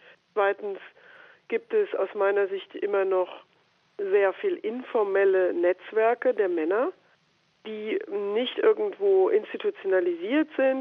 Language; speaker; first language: German; native; German